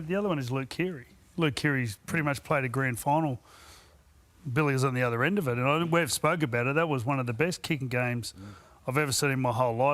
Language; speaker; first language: English; native; English